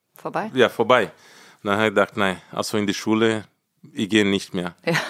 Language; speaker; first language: German; non-native, fluent; Portuguese